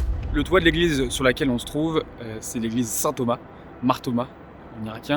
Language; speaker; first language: French; native; French